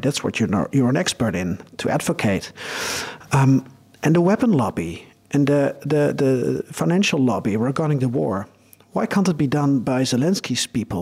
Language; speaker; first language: English; non-native, fluent; Dutch